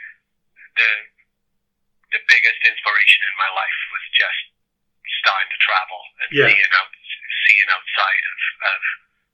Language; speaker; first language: English; native; English